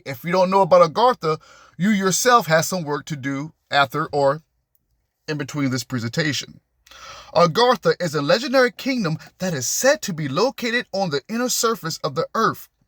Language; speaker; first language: English; native; English